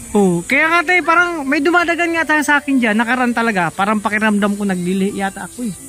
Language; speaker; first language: Filipino; native; Filipino